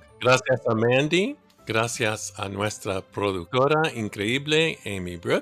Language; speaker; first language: Spanish; non-native, fluent; English